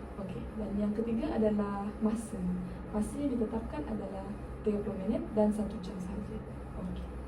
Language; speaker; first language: Malay; non-native, local second language; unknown